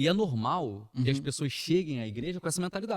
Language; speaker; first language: Portuguese; native; Portuguese